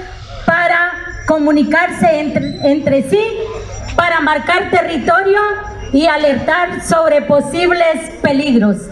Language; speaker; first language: Spanish; native; Spanish